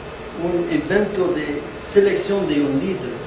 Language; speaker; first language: Spanish; non-native, fluent; English